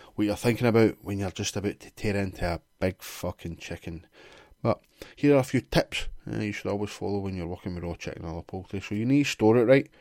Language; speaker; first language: English; native; English